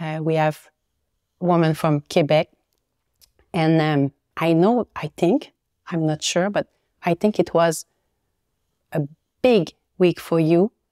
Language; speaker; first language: English; non-native, learner; French